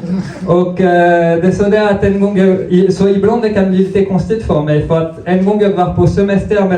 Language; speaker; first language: Swedish; non-native, fluent; French